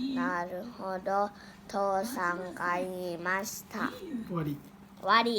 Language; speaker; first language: Japanese; non-native, learner; Thai